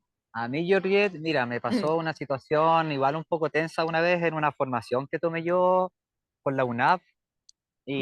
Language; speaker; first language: Spanish; native; Spanish